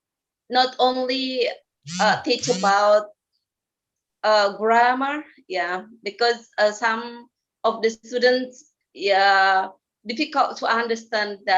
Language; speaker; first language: English; non-native, fluent; Indonesian